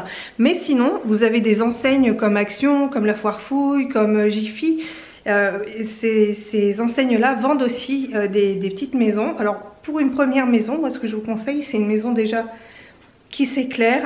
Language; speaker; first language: French; native; French